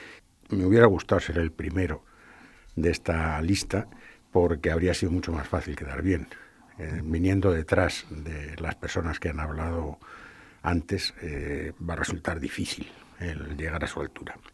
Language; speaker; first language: Spanish; native; Spanish